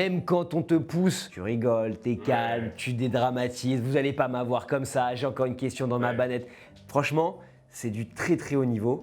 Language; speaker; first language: French; native; French